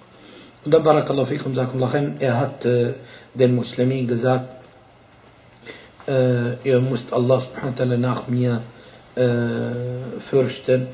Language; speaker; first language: German; non-native, fluent; Arabic